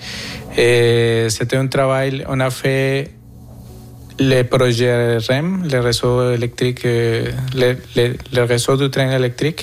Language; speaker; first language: French; non-native, fluent; Spanish